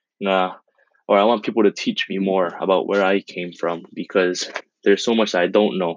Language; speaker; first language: English; non-native, local second language; Iloko